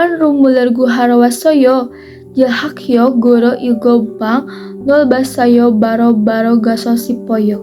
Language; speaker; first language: Korean; non-native, learner; Indonesian